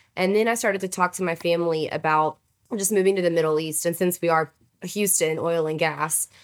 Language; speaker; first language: English; native; English